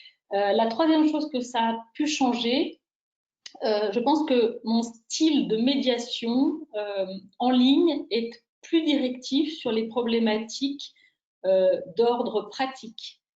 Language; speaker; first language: French; native; French